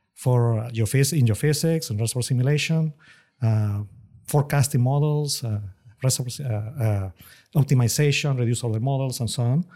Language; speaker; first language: English; non-native, fluent; Spanish